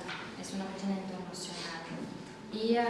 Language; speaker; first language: Catalan; non-native, fluent; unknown